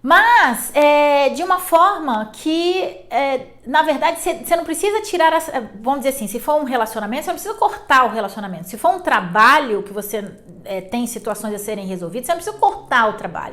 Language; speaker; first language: Portuguese; native; Portuguese